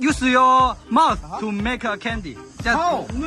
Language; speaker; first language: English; non-native, learner; Chinese